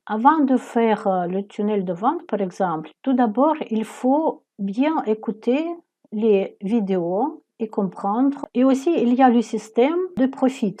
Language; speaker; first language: French; non-native, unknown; Ukrainian